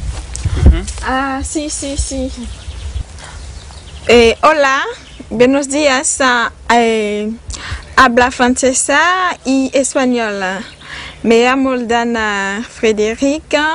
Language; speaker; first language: Spanish; non-native, learner; French